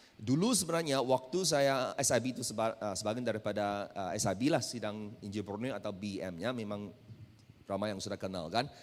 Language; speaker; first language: Malay; non-native, local second language; Chinese